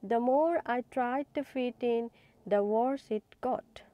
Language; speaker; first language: English; non-native, local second language; Assamese